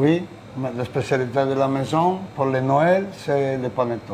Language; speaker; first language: French; non-native, learner; Italian